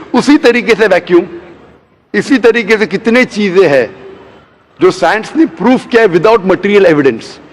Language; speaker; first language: Hindi; non-native, local second language; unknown